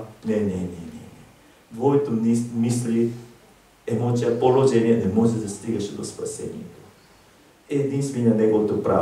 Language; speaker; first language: Bulgarian; non-native, learner; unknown